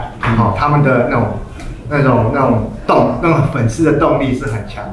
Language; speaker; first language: Chinese; native; Chinese